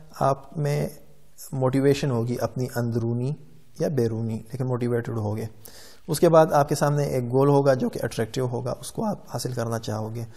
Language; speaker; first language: Urdu; non-native, local second language; Pashto